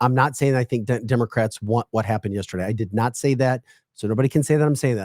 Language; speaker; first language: English; native; English